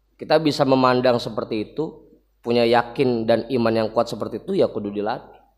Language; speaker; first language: Indonesian; native; Indonesian